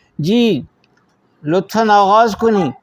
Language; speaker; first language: Persian; non-native, fluent; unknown